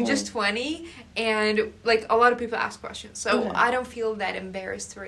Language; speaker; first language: English; non-native, fluent; Arabic